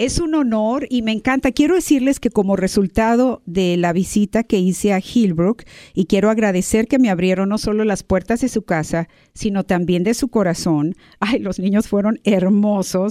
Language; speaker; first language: Spanish; native; Spanish